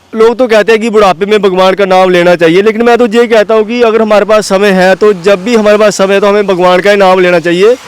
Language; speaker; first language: Hindi; non-native, local second language; Dogri